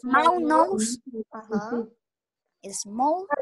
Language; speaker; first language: English; non-native, learner; Spanish